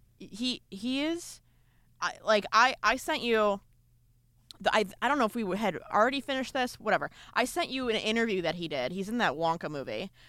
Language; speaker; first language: English; native; English